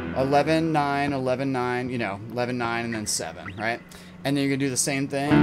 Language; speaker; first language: English; native; English